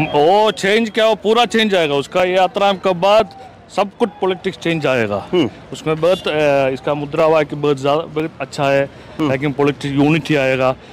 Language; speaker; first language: Hindi; non-native, local second language; Malayalam